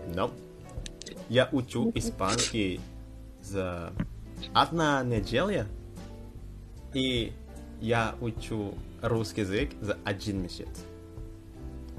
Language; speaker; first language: Russian; non-native, learner; Indonesian